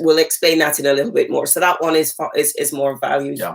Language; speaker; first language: English; native; English